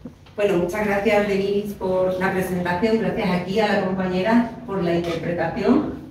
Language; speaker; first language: Spanish; native; Spanish